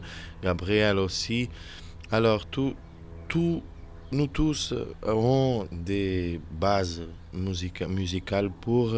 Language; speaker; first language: French; non-native, learner; Portuguese